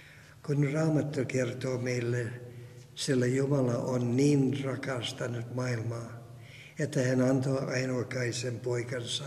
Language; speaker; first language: Finnish; non-native, fluent; Russian